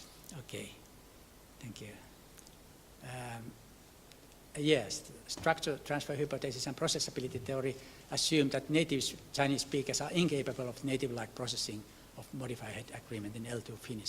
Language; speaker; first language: English; non-native, fluent; Finnish